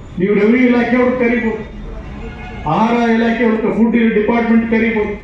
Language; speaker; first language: Kannada; native; Kannada